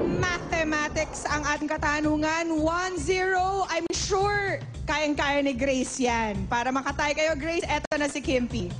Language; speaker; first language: Filipino; native; Filipino